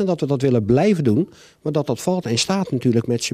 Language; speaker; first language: Dutch; native; Dutch